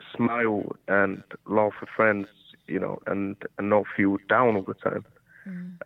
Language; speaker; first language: English; early bilingual, other home language; Portuguese